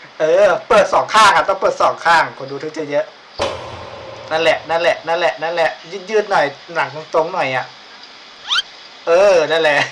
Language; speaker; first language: Thai; native; Thai